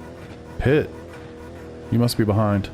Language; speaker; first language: English; native; English